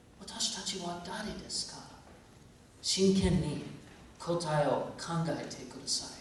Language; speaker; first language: Japanese; non-native, fluent; English